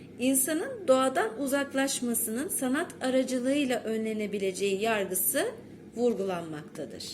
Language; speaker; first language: Turkish; native; Turkish